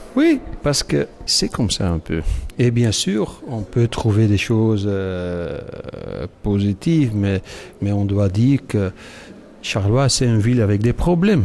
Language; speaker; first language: French; non-native, local second language; Dutch